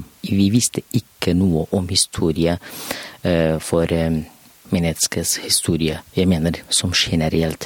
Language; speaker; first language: Norwegian; non-native, learner; Kurdish